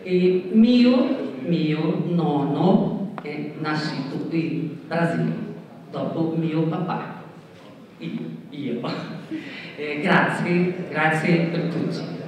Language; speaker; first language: Italian; non-native, learner; Portuguese